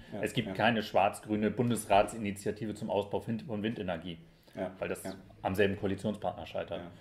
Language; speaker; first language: German; native; German